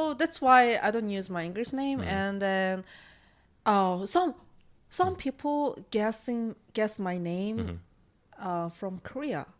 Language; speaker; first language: English; non-native, learner; Korean